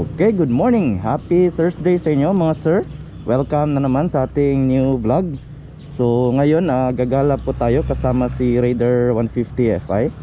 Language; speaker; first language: Filipino; non-native, local second language; Cebuano